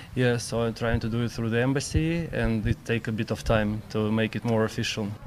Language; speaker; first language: English; non-native, learner; Ukrainian